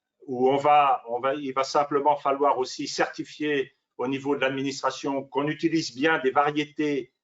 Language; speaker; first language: French; native; French